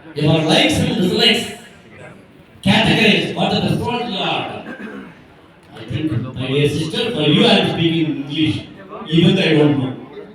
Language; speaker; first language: English; non-native, local second language; Telugu